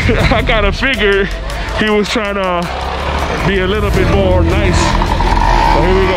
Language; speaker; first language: English; native; English